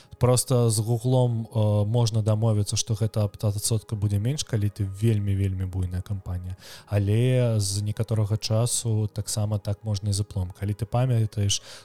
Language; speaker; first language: Belarusian; non-native, local second language; Russian